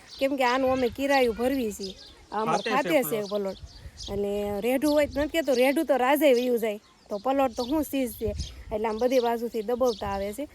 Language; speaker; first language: Gujarati; native; Gujarati